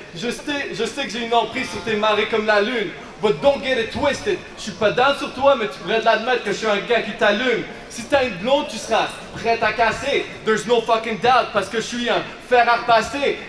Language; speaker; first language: French; native; French